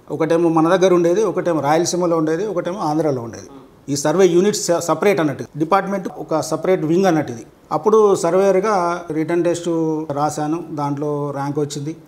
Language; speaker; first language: Telugu; native; Telugu